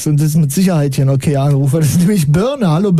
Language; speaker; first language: German; native; German